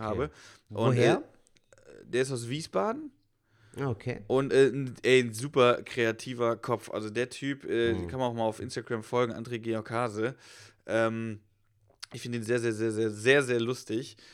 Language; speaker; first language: German; native; German